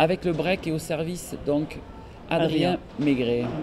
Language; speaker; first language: French; native; French